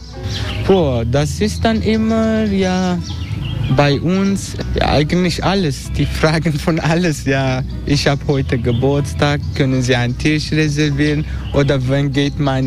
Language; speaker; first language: German; non-native, learner; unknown